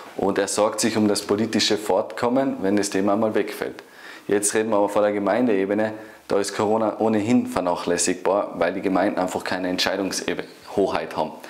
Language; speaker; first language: German; native; German